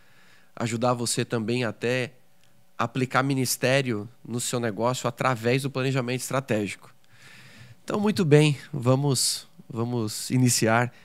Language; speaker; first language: Portuguese; native; Portuguese